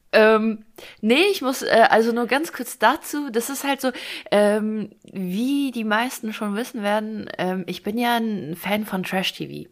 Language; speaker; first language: German; early bilingual, other home language; Russian